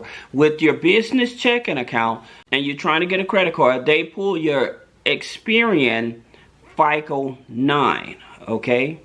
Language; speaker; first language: English; native; English